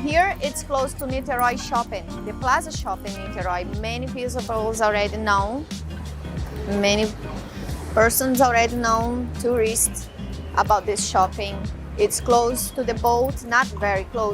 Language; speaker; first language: English; non-native, learner; Portuguese